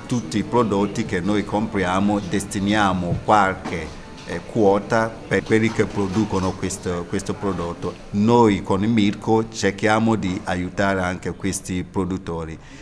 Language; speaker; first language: Italian; non-native, fluent; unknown